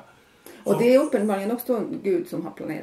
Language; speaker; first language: Swedish; non-native, fluent; Latvian